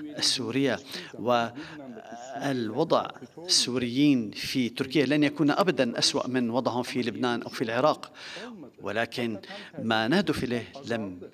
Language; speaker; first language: Arabic; non-native, fluent; Turkish